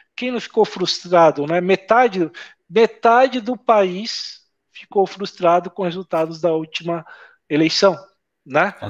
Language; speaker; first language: Portuguese; native; Portuguese